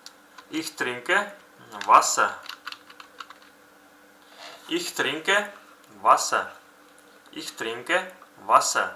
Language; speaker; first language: German; non-native, fluent; Uzbek